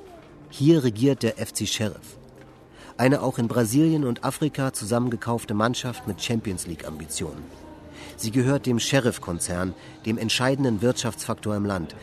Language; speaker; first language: German; native; German